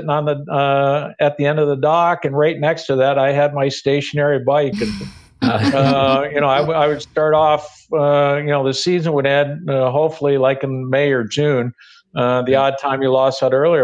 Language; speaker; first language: English; native; English